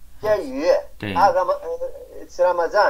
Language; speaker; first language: Chinese; non-native, learner; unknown